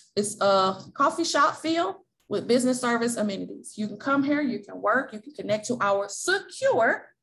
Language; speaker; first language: English; native; English